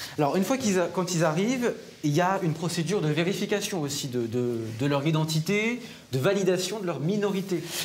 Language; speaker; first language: French; native; French